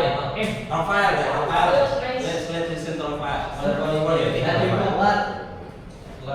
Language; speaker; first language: English; non-native, learner; Indonesian